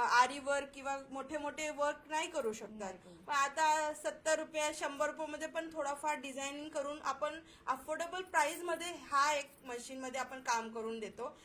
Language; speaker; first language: Marathi; non-native, local second language; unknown